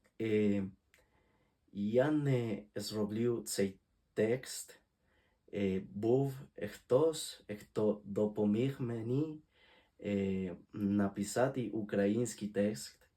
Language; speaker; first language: Ukrainian; non-native, learner; Spanish